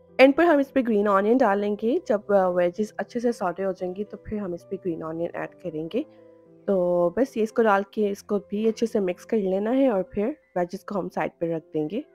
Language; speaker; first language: Urdu; native; Urdu